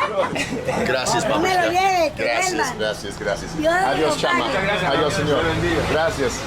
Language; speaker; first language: Spanish; non-native, learner; English